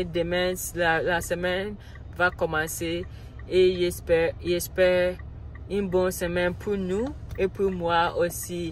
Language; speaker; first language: French; non-native, learner; Akan